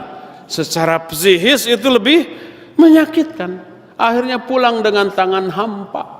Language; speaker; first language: Indonesian; native; Indonesian